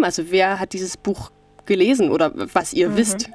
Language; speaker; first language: German; native; German